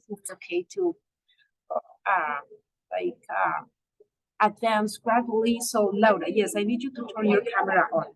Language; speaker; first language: English; non-native, fluent; Spanish